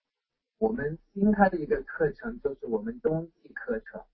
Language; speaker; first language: Chinese; non-native, fluent; English